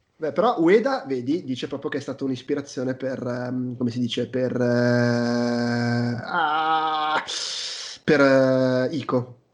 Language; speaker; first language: Italian; native; Italian